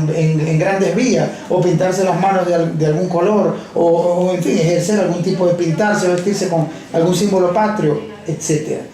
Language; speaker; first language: Spanish; native; Spanish